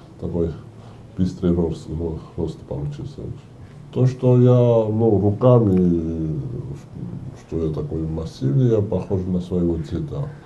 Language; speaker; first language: Russian; non-native, fluent; Georgian